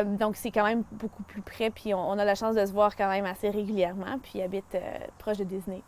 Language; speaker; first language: French; early bilingual, other home language; Spanish